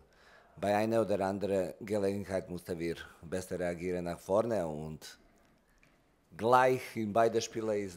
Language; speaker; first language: German; non-native, learner; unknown